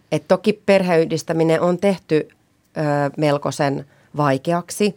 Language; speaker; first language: Finnish; native; Finnish